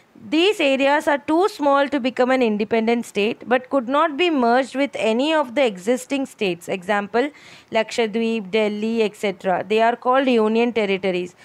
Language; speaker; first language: English; non-native, local second language; Malayalam